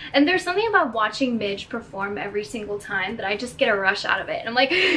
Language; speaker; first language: English; native; English